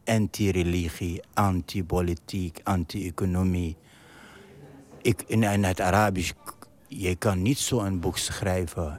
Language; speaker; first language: Dutch; non-native, fluent; Arabic